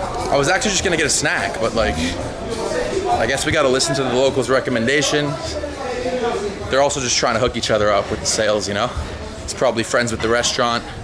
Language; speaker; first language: English; native; English